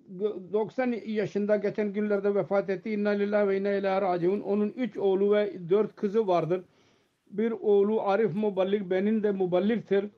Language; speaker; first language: Turkish; non-native, fluent; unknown